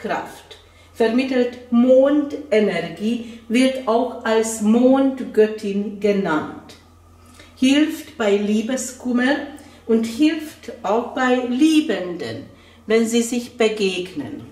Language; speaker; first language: German; non-native, fluent; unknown